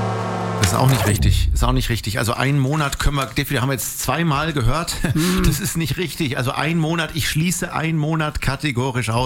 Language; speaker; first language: German; native; German